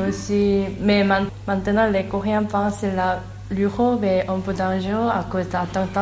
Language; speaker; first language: French; non-native, learner; Korean